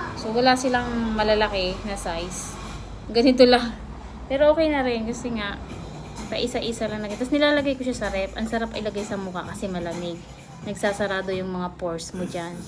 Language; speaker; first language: Filipino; non-native, local second language; Cebuano